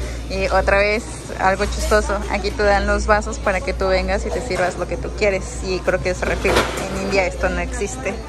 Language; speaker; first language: Spanish; native; Spanish